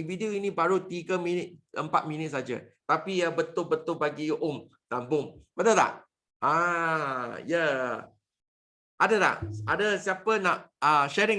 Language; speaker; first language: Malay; non-native, local second language; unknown